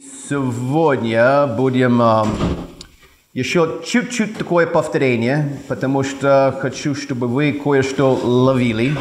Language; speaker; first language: Russian; non-native, fluent; English